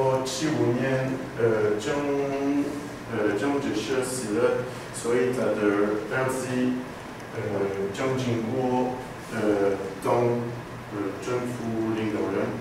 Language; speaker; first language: Chinese; non-native, learner; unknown